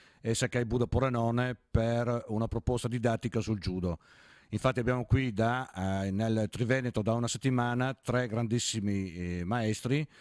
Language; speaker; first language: Italian; native; Italian